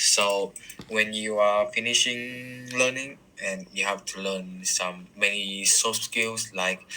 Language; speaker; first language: English; non-native, learner; Vietnamese